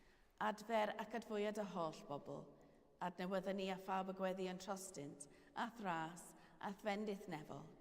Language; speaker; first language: Welsh; native; Welsh